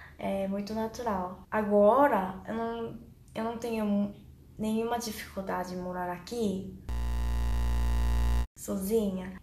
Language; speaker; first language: Portuguese; non-native, learner; Korean